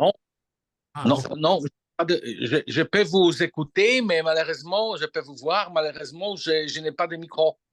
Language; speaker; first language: French; non-native, fluent; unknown